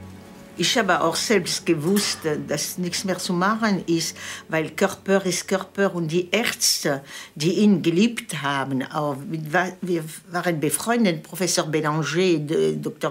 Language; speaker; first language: German; non-native, fluent; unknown